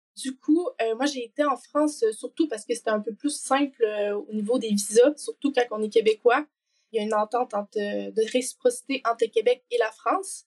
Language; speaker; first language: French; native; French